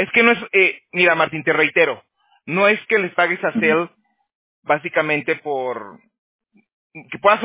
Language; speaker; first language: Spanish; native; Spanish